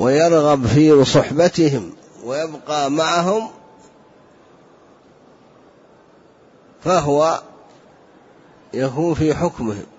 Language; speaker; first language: Arabic; native; Arabic